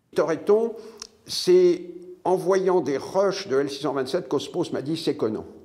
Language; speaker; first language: French; native; French